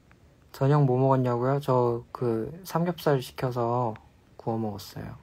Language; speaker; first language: Korean; native; Korean